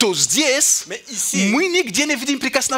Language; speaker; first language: Russian; native; Russian